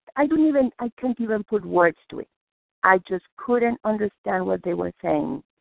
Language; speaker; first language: English; non-native, fluent; Spanish